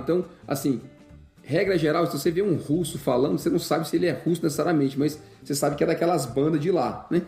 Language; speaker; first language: Portuguese; native; Portuguese